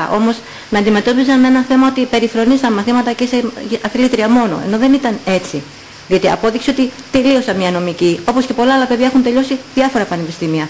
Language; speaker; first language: Greek; native; Greek